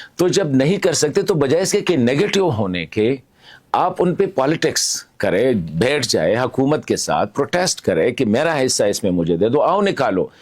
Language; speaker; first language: Urdu; non-native, local second language; Pashto